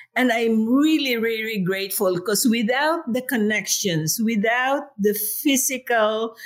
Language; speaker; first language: English; non-native, local second language; Hiligaynon